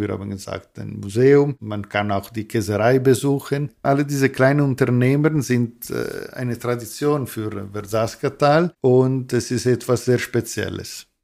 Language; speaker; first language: German; non-native, local second language; Italian